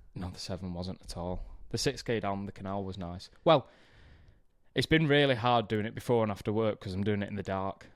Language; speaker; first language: English; native; English